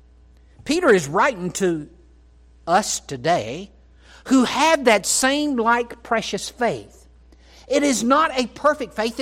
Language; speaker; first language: English; native; English